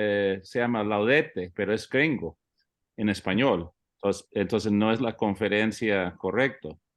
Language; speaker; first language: Spanish; early bilingual, heritage; English